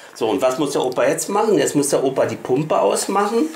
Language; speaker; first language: German; native; German